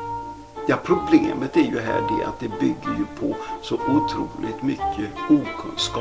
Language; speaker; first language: Swedish; native; Swedish